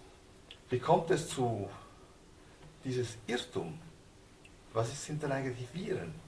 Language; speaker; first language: German; non-native, fluent; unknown